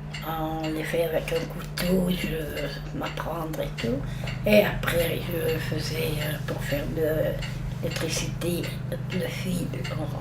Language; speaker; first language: French; non-native, learner; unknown